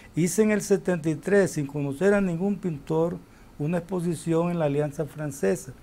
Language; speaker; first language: Spanish; native; Spanish